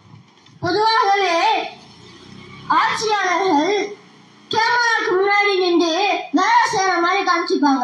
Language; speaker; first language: Tamil; native; Tamil